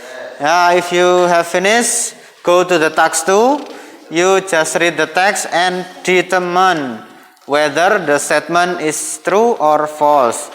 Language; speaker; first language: English; non-native, fluent; Indonesian